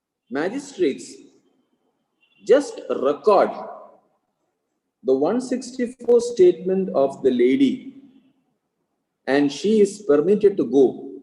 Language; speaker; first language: English; non-native, local second language; Malayalam